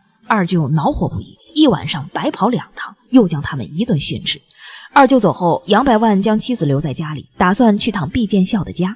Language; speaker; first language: Chinese; native; Chinese